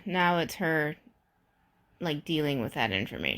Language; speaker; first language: English; native; English